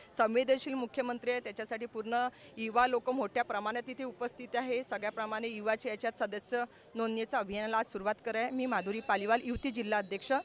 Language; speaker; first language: Marathi; native; Marathi